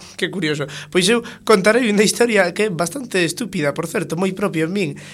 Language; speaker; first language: Galician; non-native, local second language; Spanish